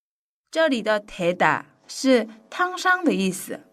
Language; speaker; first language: Chinese; non-native, fluent; Korean